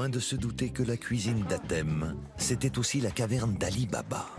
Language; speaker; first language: French; native; French